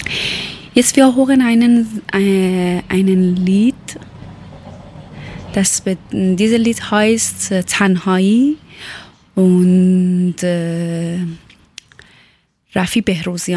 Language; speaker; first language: German; non-native, learner; Persian